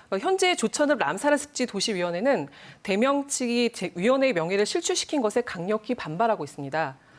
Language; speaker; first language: Korean; native; Korean